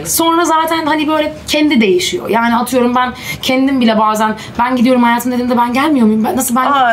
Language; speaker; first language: Turkish; native; Turkish